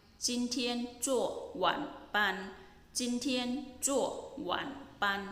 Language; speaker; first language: Chinese; non-native, fluent; Thai